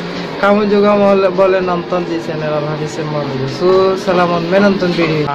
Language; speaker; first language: Indonesian; non-native, learner; Bangla